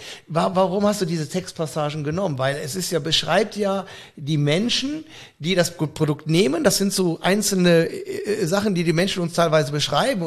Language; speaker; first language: German; native; German